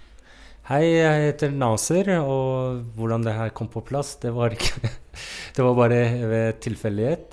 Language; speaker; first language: Norwegian; non-native, fluent; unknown